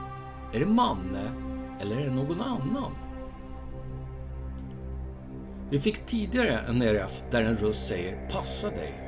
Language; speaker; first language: Swedish; native; Swedish